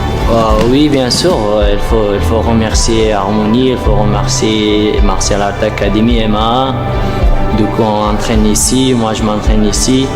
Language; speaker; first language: French; non-native, learner; Persian